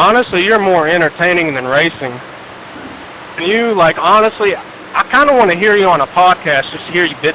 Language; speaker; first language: English; native; English